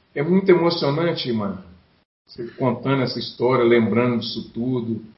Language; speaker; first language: Portuguese; native; Portuguese